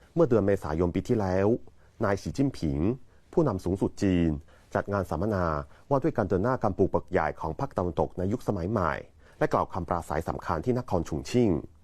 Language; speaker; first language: Thai; non-native, fluent; Chinese